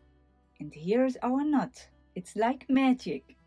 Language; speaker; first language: English; non-native, fluent; Dutch